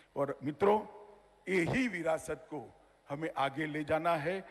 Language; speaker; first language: Hindi; non-native, local second language; Gujarati